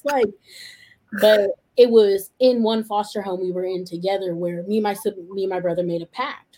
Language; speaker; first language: English; native; English